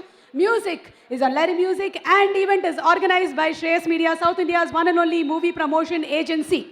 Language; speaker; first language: Telugu; native; Telugu